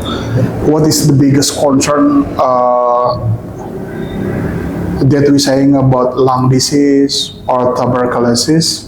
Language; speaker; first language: English; non-native, local second language; Indonesian